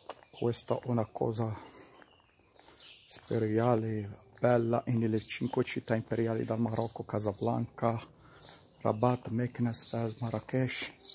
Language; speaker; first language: Italian; non-native, learner; Arabic